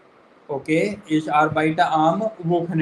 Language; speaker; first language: German; non-native, fluent; Hindi